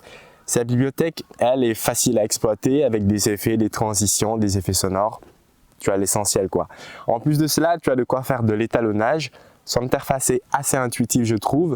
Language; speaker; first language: French; native; French